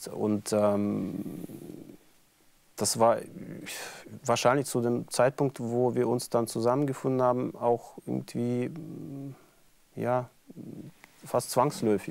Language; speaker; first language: German; non-native, fluent; Russian